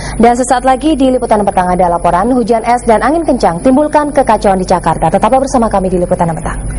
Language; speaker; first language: Indonesian; native; Indonesian